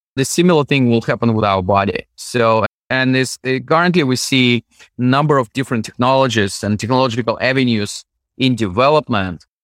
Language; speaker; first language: English; non-native, fluent; Russian